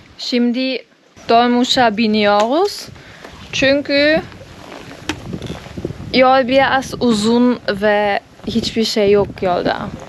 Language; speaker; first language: Turkish; non-native, learner; German